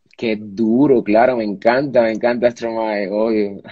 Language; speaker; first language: Spanish; native; Spanish